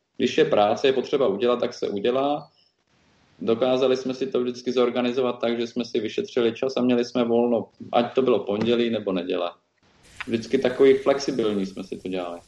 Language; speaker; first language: Czech; native; Czech